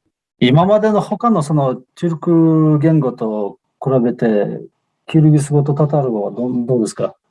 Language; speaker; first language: Japanese; non-native, fluent; Kyrgyz